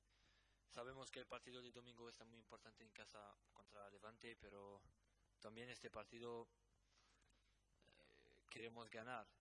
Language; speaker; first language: Spanish; non-native, learner; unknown